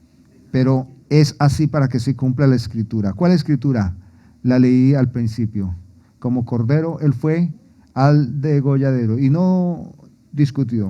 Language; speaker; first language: Spanish; native; Spanish